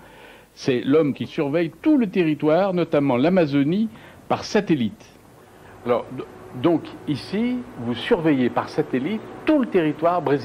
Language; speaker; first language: French; native; French